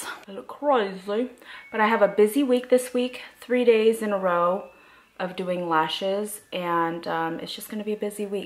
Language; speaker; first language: English; native; English